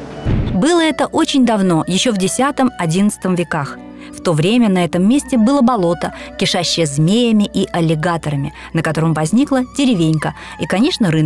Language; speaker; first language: Russian; native; Russian